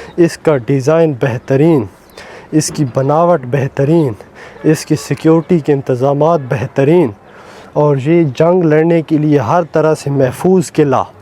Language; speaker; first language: Urdu; non-native, local second language; Saraiki